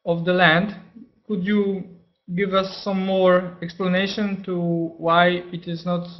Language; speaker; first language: English; non-native, fluent; Polish